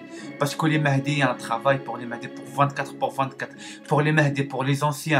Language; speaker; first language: French; non-native, learner; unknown